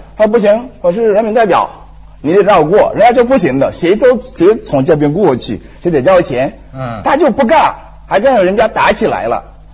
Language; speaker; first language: Chinese; non-native, fluent; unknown